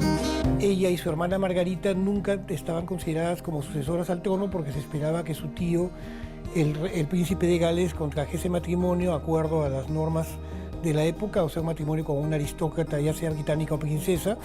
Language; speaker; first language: Spanish; native; Spanish